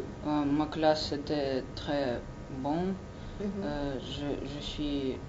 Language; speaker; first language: French; non-native, learner; Russian